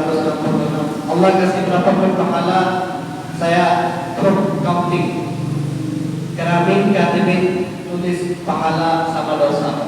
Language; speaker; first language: Indonesian; non-native, learner; Urdu